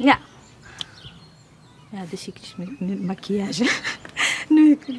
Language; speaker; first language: Dutch; non-native, learner; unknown